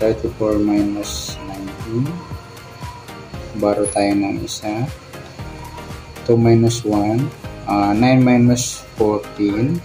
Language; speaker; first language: Filipino; native; Filipino